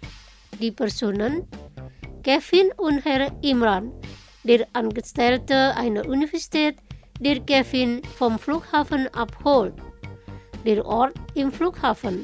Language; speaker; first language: German; non-native, fluent; Indonesian